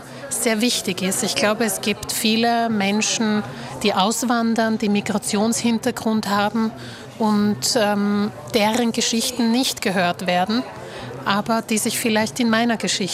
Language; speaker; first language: German; early bilingual, other home language; Slovak